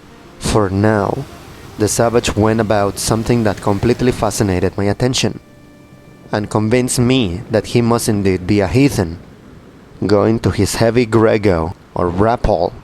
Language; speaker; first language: English; non-native, fluent; Spanish